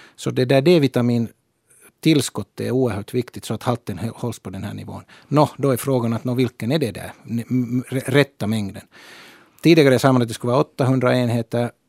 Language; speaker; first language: Swedish; native; Swedish